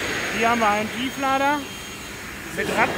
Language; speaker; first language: German; native; German